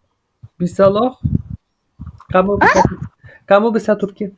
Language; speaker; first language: Indonesian; non-native, learner; Turkish